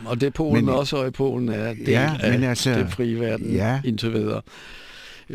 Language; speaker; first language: Danish; non-native, fluent; Polish